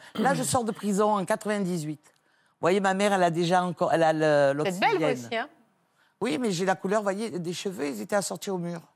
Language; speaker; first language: French; native; French